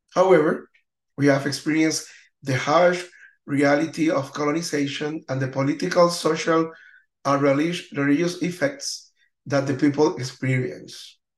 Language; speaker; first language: English; non-native, learner; Spanish